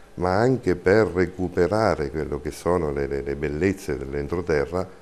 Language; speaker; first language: Italian; native; Italian